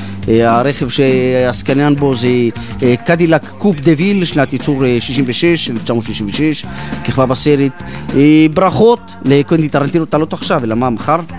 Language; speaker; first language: Hebrew; native; Hebrew